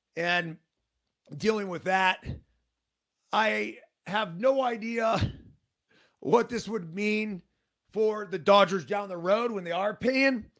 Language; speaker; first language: English; native; English